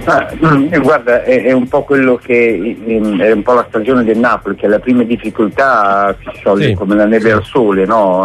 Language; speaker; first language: Italian; native; Italian